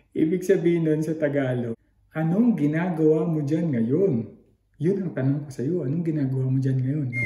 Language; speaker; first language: Filipino; non-native, local second language; Hiligaynon